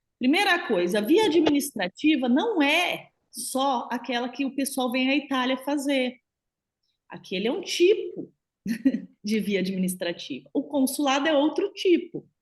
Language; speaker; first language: Portuguese; native; Portuguese